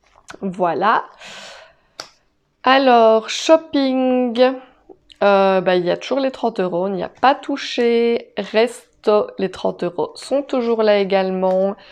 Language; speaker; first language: French; native; French